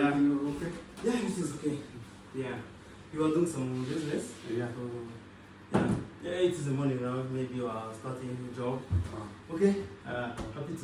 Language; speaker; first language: English; non-native, local second language; Kinyarwanda